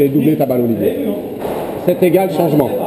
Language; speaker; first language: French; native; French